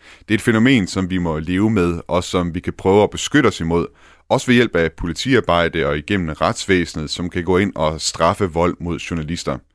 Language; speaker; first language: Danish; native; Danish